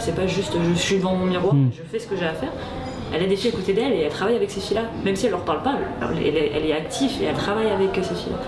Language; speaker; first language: French; native; French